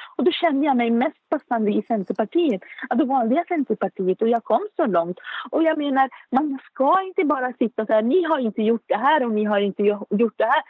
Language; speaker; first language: Swedish; non-native, fluent; Arabic